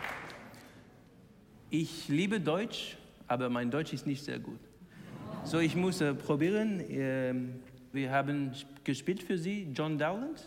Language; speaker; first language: German; non-native, learner; English